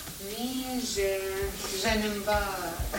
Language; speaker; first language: French; non-native, learner; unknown